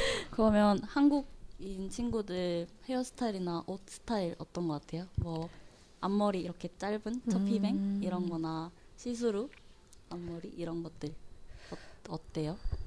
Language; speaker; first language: Korean; native; Korean